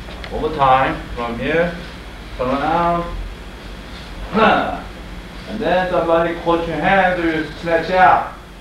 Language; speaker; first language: English; non-native, fluent; Korean